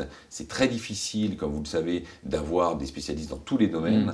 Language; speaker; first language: French; native; French